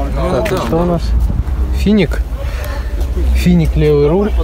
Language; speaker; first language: Russian; native; Russian